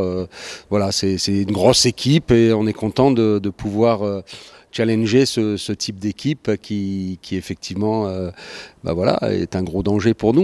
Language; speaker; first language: French; native; French